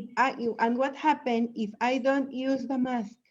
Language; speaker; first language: English; non-native, learner; Spanish